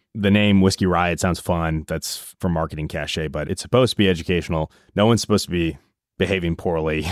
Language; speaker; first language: English; native; English